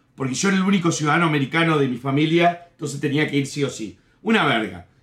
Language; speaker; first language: Spanish; native; Spanish